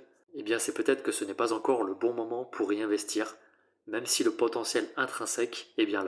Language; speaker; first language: French; native; French